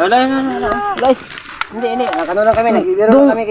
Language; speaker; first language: Filipino; non-native, local second language; Cebuano